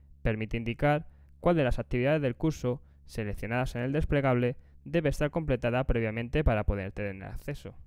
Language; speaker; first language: Spanish; native; Spanish